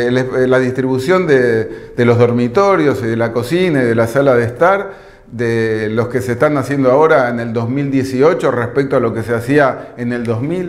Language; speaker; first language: Spanish; native; Spanish